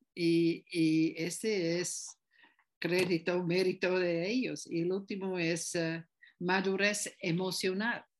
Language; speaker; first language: Spanish; non-native, fluent; English